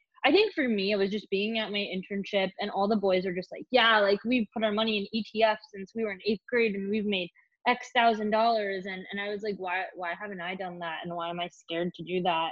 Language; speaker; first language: English; native; English